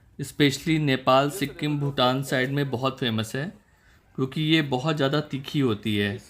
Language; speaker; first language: Hindi; native; Hindi